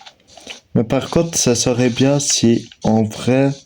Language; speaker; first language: French; native; French